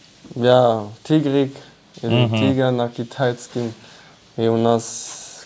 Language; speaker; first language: Russian; early bilingual, heritage; German